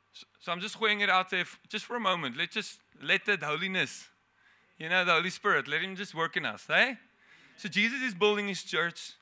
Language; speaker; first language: English; non-native, local second language; Afrikaans